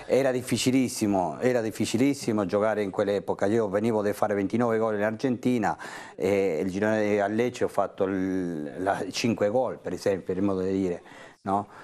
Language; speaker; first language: Italian; non-native, fluent; Spanish